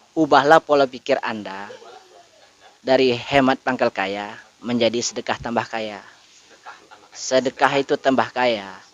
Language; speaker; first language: Indonesian; native; Indonesian